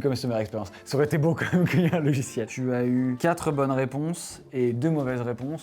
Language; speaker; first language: French; native; French